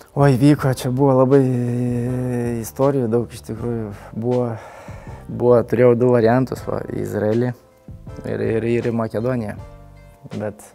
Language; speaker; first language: Lithuanian; native; Lithuanian